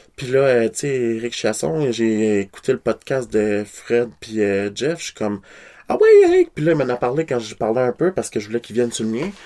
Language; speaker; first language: French; native; French